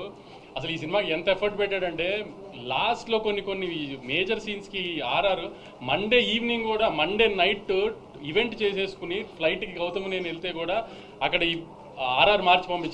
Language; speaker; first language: Telugu; native; Telugu